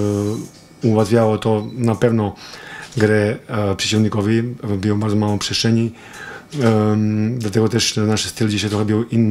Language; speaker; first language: Polish; non-native, fluent; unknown